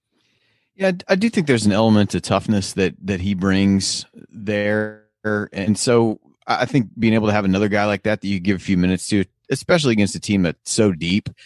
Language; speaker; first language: English; native; English